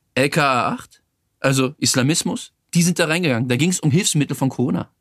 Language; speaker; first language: German; native; German